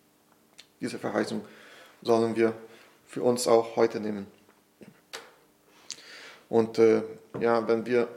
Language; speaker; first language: German; non-native, fluent; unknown